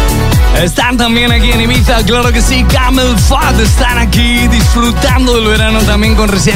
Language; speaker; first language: Spanish; native; Spanish